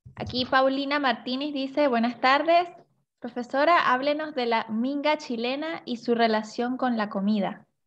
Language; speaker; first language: Spanish; native; Spanish